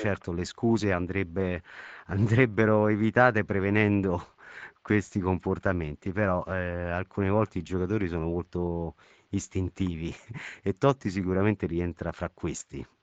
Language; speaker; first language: Italian; native; Italian